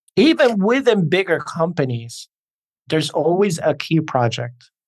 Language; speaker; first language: English; early bilingual, other home language; Spanish